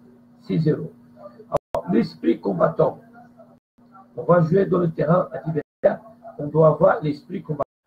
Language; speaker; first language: French; non-native, fluent; Portuguese